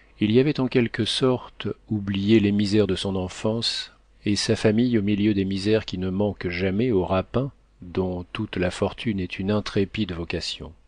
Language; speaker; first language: French; native; French